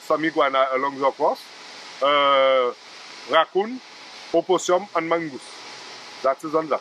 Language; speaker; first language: English; non-native, learner; French